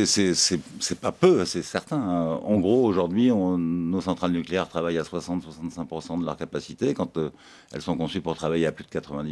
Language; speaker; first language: French; native; French